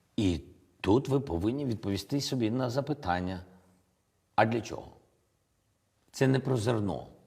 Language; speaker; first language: Ukrainian; non-native, local second language; Russian